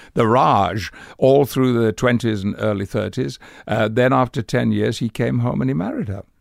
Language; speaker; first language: English; native; English